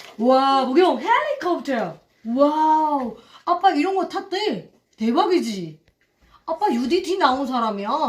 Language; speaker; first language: Korean; non-native, fluent; Burmese